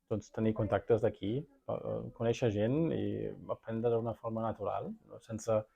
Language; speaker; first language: Catalan; non-native, fluent; German